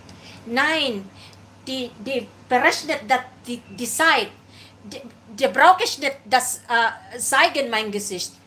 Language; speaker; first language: German; non-native, learner; Filipino